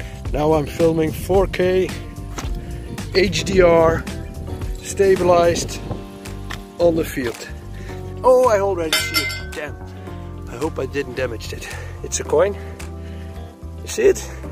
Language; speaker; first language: English; non-native, fluent; Dutch